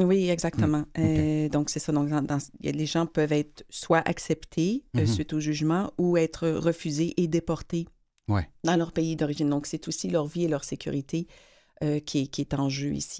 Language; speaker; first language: French; native; French